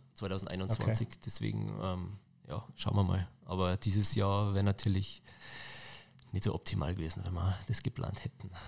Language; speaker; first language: German; native; German